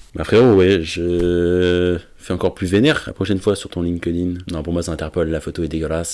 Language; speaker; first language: French; native; French